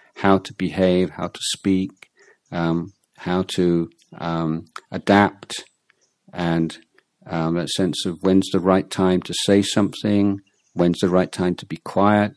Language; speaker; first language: English; native; English